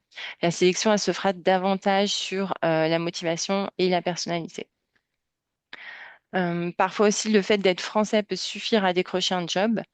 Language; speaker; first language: French; native; French